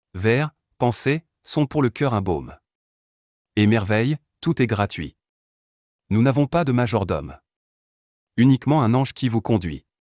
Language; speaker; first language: French; non-native, local second language; Arabic